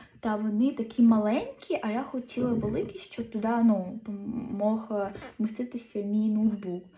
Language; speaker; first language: Ukrainian; non-native, local second language; Russian